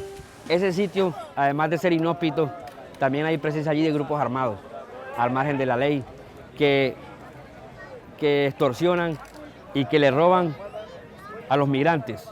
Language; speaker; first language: Spanish; native; Spanish